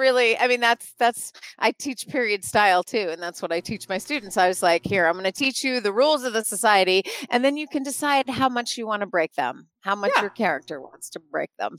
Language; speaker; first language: English; native; English